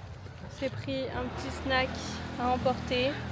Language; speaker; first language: French; native; French